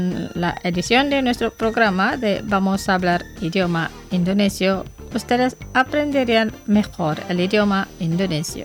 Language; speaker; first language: Spanish; non-native, fluent; Indonesian